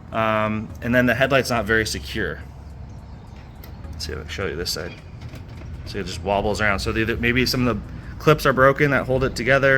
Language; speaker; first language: English; native; English